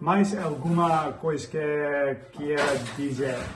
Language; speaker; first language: Portuguese; non-native, learner; English